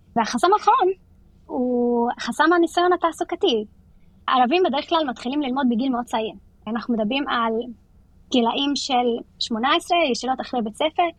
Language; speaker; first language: Hebrew; non-native, local second language; Arabic